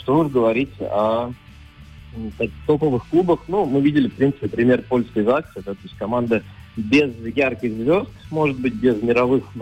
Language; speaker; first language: Russian; native; Russian